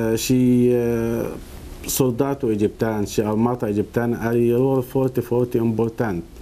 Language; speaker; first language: Romanian; non-native, learner; Arabic